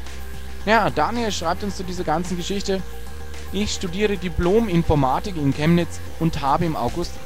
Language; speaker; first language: German; native; German